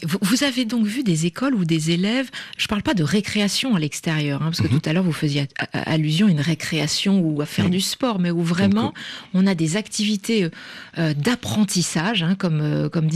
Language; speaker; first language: French; native; French